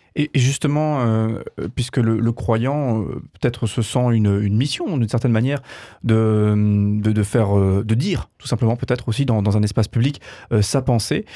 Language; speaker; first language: French; native; French